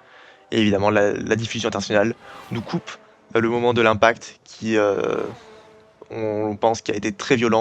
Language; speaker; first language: French; native; French